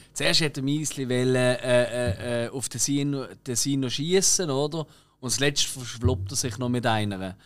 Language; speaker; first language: German; native; German